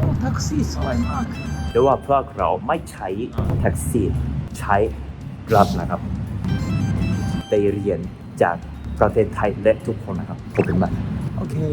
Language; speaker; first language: Thai; non-native, learner; Japanese